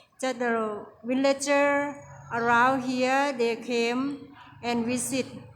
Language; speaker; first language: English; non-native, learner; Thai